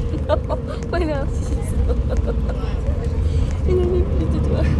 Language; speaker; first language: French; native; French